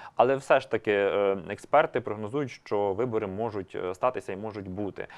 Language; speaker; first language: Ukrainian; native; Ukrainian